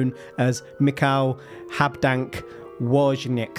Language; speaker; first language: English; native; English